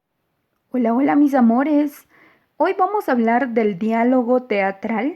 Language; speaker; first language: Spanish; native; Spanish